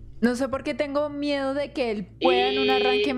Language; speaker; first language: Spanish; native; Spanish